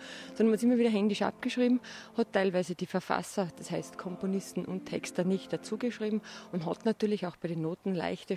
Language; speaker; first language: German; native; German